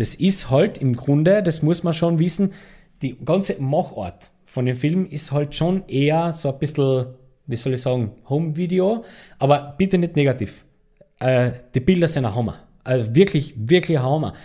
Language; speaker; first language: German; native; German